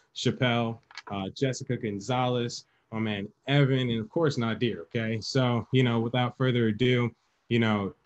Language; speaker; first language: English; native; English